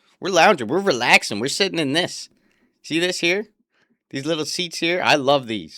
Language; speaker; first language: English; native; English